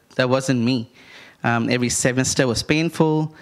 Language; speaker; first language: English; non-native, local second language; Malayalam